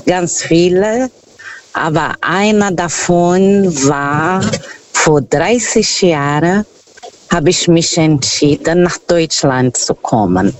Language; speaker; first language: German; non-native, fluent; Portuguese